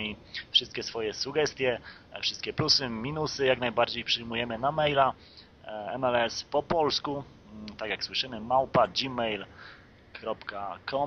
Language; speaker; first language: Polish; native; Polish